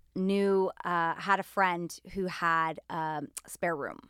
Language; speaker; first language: English; non-native, fluent; Greek